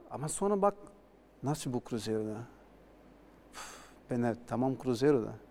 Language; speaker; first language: Turkish; non-native, learner; Portuguese